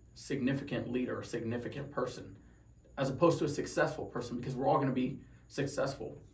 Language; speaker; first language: English; native; English